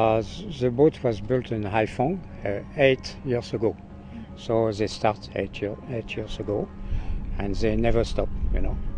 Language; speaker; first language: English; non-native, learner; French